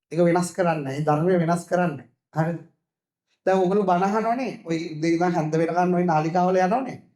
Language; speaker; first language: Sinhala; native; Sinhala